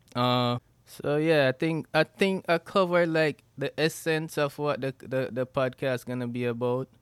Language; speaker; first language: English; non-native, local second language; Jamaican Creole English